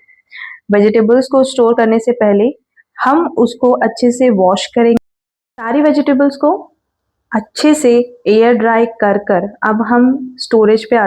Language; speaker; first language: Hindi; native; Hindi